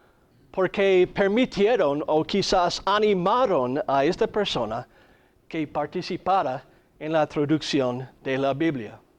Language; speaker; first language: Spanish; non-native, fluent; English